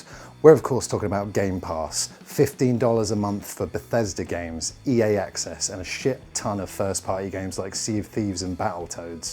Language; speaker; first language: English; native; English